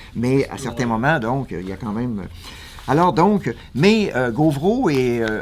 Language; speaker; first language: French; native; French